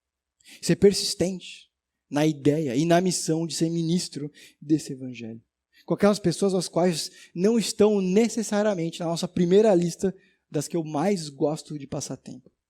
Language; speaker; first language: Portuguese; native; Portuguese